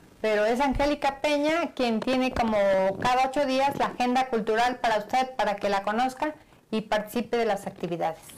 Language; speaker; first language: Spanish; native; Spanish